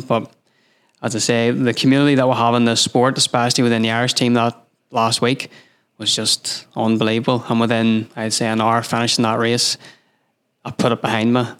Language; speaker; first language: English; native; English